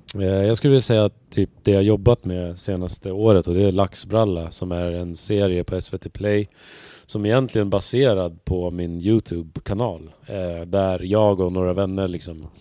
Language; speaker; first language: Swedish; native; Swedish